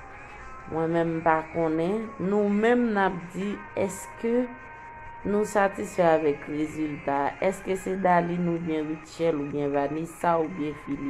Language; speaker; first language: French; non-native, local second language; Haitian Creole